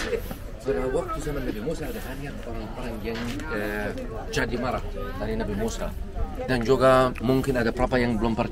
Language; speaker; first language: Indonesian; non-native, learner; Arabic